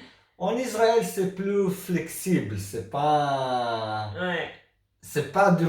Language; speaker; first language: French; non-native, learner; Hebrew